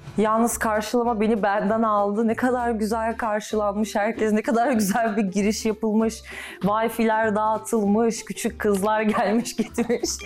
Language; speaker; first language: Turkish; non-native, fluent; Russian